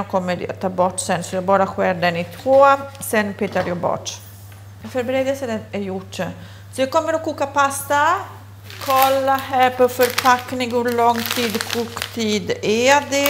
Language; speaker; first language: Swedish; non-native, fluent; Italian